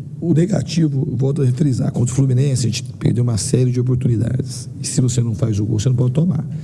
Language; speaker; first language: Portuguese; native; Portuguese